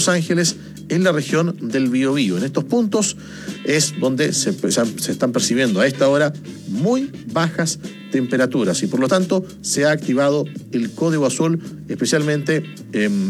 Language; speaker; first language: Spanish; native; Spanish